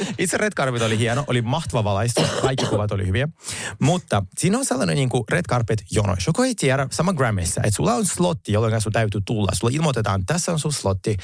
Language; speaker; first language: Finnish; non-native, fluent; Russian